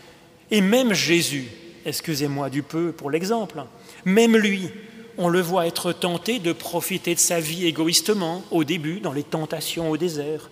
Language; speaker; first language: French; native; French